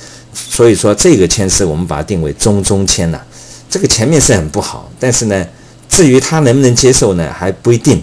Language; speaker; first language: Chinese; native; Chinese